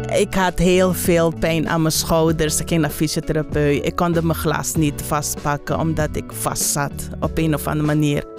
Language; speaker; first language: Dutch; non-native, local second language; Papiamento